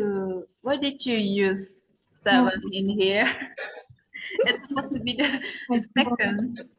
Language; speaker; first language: English; non-native, learner; Indonesian